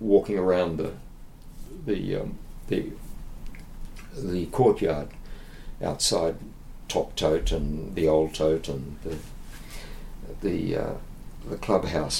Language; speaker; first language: English; native; English